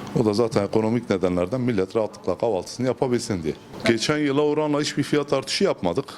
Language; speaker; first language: Turkish; native; Turkish